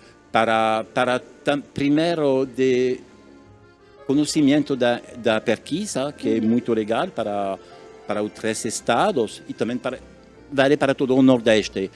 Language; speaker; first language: Portuguese; non-native, learner; French